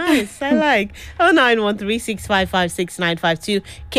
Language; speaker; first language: English; non-native, local second language; Yoruba